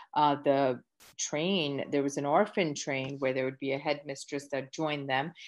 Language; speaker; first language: English; early bilingual, other home language; Gujarati